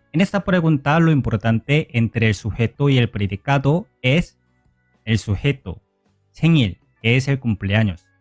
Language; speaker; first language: Spanish; non-native, fluent; Korean